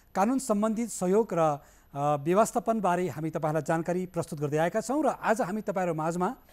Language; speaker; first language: Nepali; native; Nepali